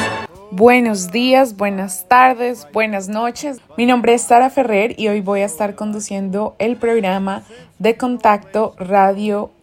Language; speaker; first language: Spanish; native; Spanish